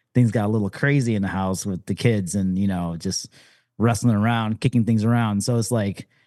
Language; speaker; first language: English; native; English